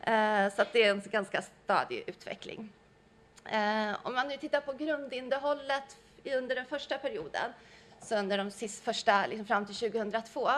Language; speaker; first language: Swedish; native; Swedish